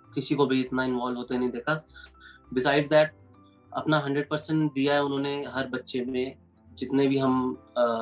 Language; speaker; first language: Hindi; native; Hindi